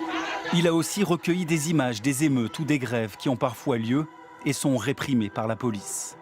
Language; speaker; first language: French; native; French